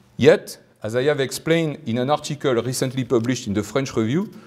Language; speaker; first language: English; non-native, fluent; French